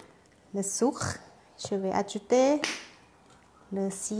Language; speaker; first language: French; non-native, learner; Thai